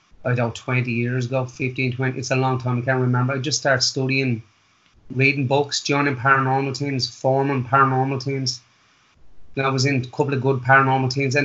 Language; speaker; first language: English; native; English